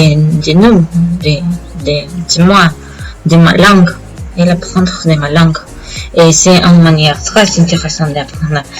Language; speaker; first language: French; non-native, learner; Spanish